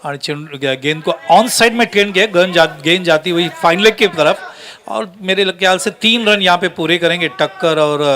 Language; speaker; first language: Hindi; non-native, local second language; Marathi